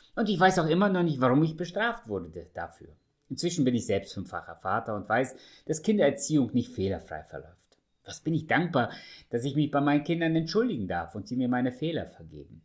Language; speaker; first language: German; early bilingual, other home language; Russian